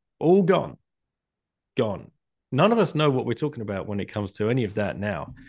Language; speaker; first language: English; native; English